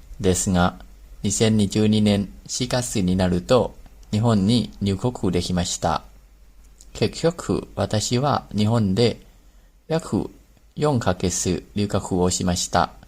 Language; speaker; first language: Japanese; non-native, learner; Thai